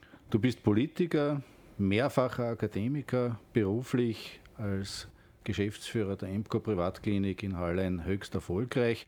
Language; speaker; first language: German; native; German